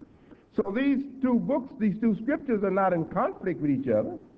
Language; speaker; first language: English; native; English